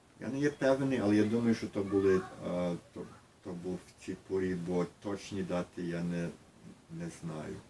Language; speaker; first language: Ukrainian; early bilingual, heritage; Ukrainian